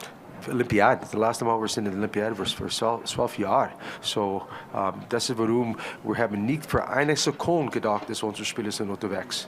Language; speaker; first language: German; non-native, learner; English